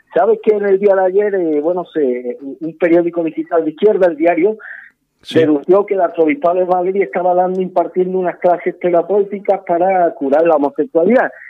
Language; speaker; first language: Spanish; native; Spanish